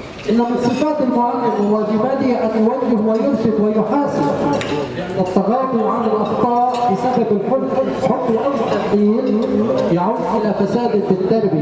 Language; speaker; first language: Arabic; native; Arabic